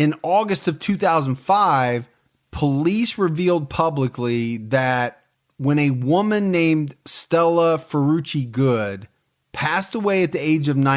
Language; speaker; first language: English; native; English